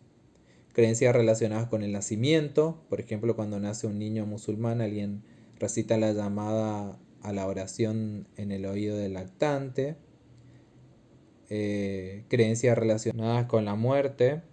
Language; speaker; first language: Spanish; native; Spanish